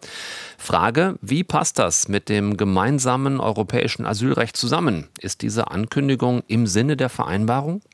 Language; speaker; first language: German; native; German